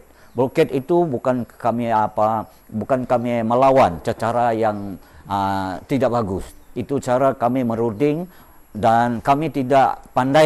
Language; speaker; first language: Indonesian; non-native, local second language; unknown